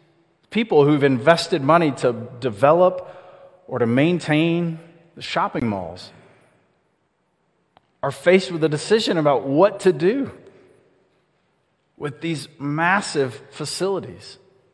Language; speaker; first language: English; native; English